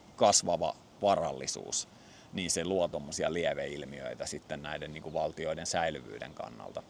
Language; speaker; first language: Finnish; native; Finnish